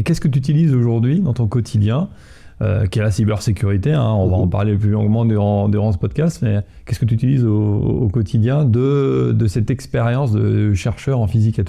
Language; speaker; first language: French; native; French